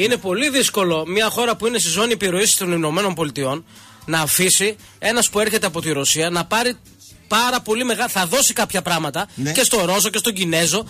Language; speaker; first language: Greek; native; Greek